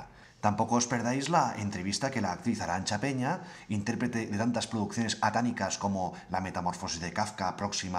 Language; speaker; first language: Spanish; native; Spanish